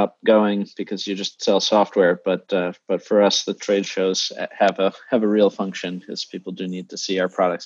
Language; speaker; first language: English; native; English